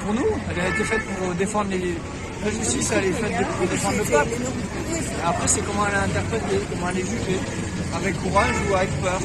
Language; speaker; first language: French; native; French